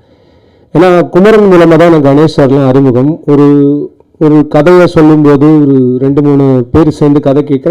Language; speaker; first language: Tamil; native; Tamil